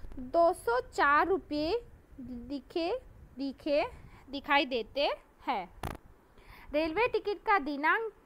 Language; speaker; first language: Hindi; non-native, local second language; Gujarati